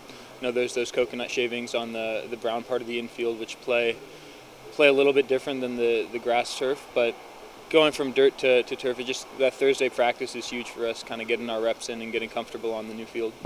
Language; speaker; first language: English; native; English